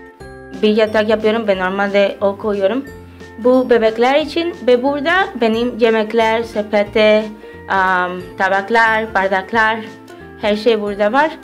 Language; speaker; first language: Turkish; early bilingual, heritage; Turkish